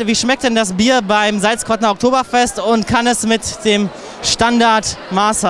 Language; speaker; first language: German; native; German